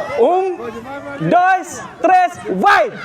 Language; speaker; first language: Portuguese; non-native, learner; Thai